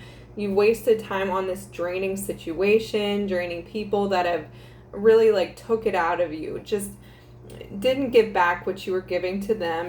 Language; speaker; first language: English; native; English